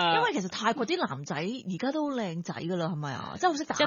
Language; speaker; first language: Cantonese; native; Cantonese